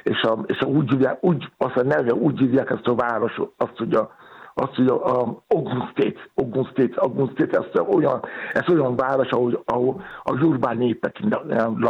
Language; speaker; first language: Hungarian; non-native, fluent; Yoruba